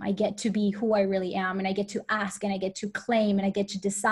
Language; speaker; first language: English; non-native, fluent; Spanish